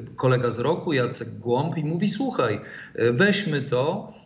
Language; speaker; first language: Polish; native; Polish